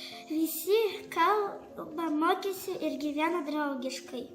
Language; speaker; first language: Lithuanian; non-native, local second language; Polish